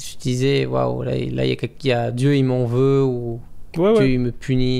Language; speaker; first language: French; native; French